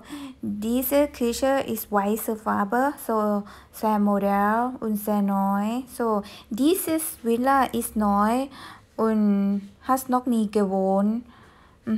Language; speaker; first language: German; non-native, fluent; Thai